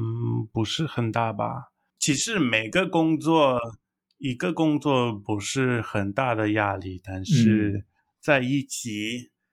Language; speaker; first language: Chinese; non-native, learner; English